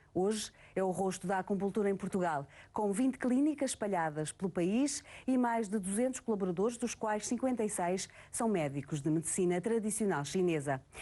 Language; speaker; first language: Portuguese; native; Portuguese